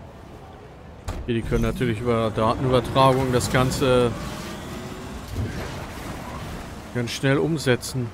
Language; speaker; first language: German; native; German